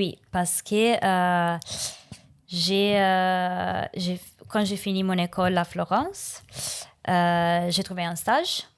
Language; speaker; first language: French; non-native, learner; Italian